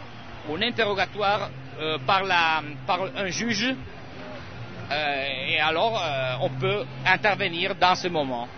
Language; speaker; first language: French; non-native, learner; Italian